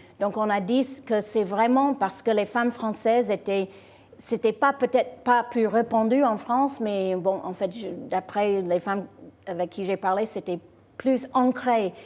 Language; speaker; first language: French; non-native, fluent; English